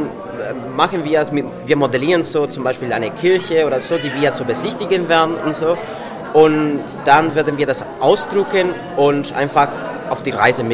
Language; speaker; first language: German; non-native, fluent; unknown